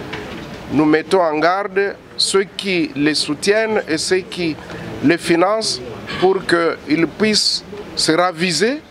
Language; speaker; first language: French; non-native, local second language; Lingala